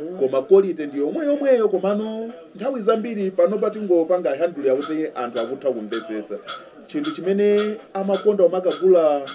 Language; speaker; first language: Nyanja; non-native, local second language; Yao